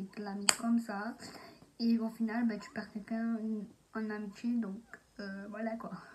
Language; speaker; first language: French; native; French